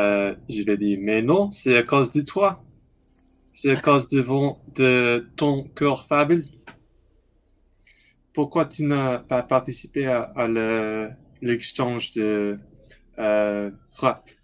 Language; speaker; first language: French; non-native, learner; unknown